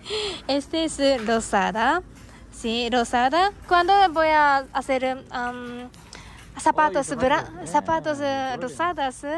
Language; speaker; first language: Spanish; non-native, learner; Japanese